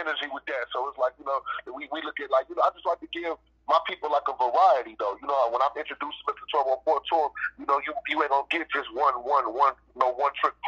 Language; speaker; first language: English; native; English